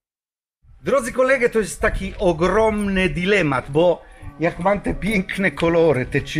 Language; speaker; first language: Polish; non-native, fluent; Italian